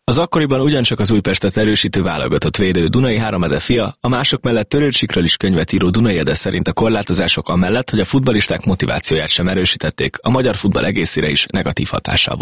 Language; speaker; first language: Hungarian; native; Hungarian